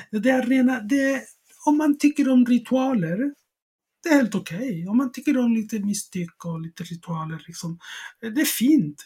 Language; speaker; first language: Swedish; non-native, fluent; Spanish